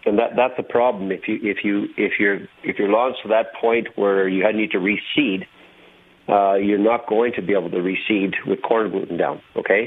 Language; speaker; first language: English; native; English